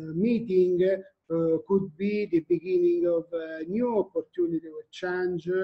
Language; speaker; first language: English; non-native, fluent; Italian